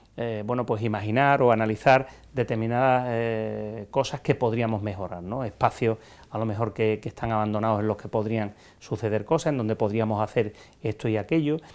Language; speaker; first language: Spanish; native; Spanish